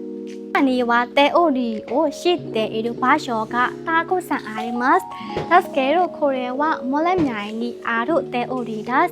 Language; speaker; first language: Japanese; non-native, learner; Burmese